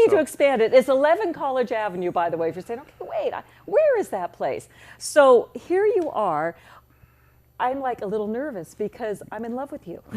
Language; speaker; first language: English; native; English